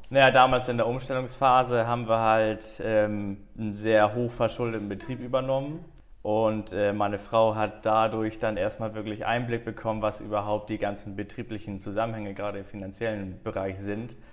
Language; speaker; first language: German; native; German